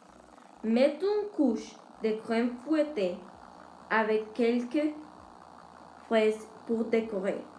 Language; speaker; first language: French; non-native, learner; Spanish